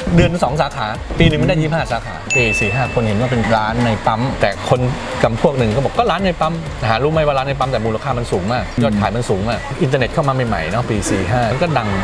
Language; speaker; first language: Thai; native; Thai